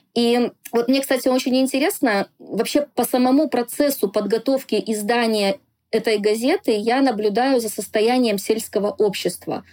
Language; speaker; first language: Russian; non-native, local second language; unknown